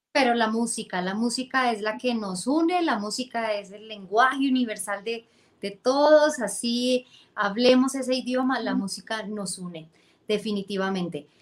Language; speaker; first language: Spanish; native; Spanish